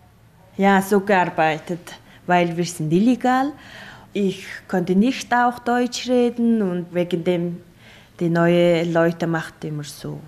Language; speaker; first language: German; non-native, learner; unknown